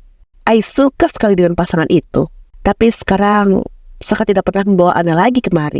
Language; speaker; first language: Indonesian; native; Indonesian